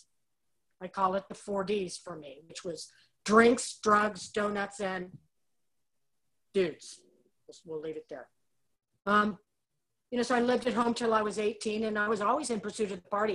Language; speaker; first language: English; native; English